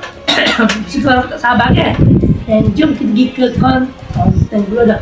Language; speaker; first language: Malay; native; Malay